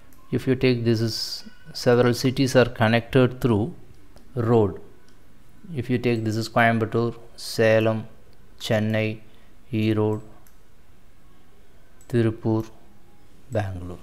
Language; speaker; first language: English; non-native, local second language; Tamil